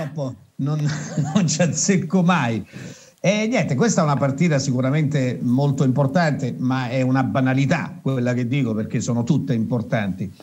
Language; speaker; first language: Italian; native; Italian